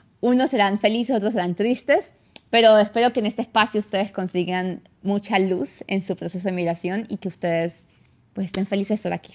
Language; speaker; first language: Spanish; native; Spanish